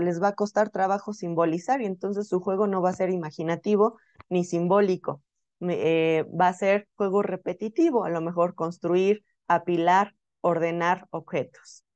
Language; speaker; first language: Spanish; native; Spanish